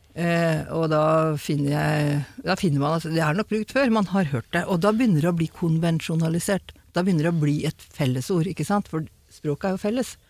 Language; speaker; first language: Norwegian; native; Norwegian